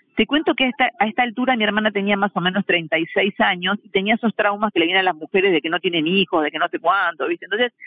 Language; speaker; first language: Spanish; native; Spanish